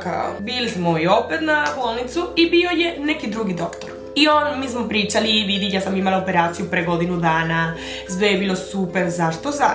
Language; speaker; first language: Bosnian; early bilingual, heritage; Spanish